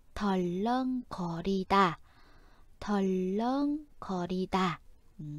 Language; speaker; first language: Korean; non-native, fluent; Vietnamese